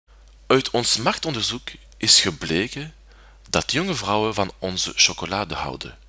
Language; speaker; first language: Dutch; non-native, fluent; French